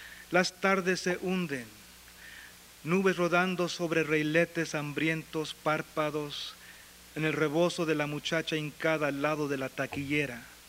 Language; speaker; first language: Spanish; early bilingual, heritage; Spanish